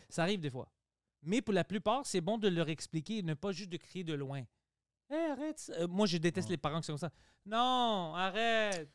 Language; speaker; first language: French; early bilingual, other home language; Greek